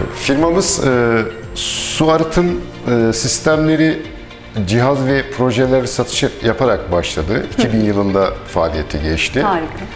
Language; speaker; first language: Turkish; native; Turkish